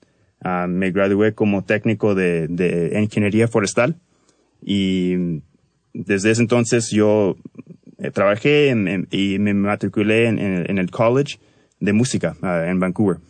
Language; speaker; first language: Spanish; early bilingual, heritage; Spanish